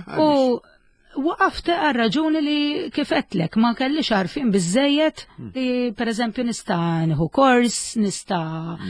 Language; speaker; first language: Maltese; native; Maltese